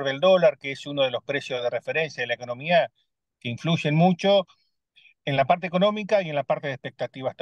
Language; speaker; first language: Spanish; native; Spanish